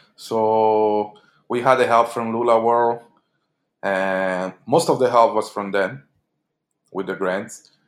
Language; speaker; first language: English; early bilingual, other home language; Portuguese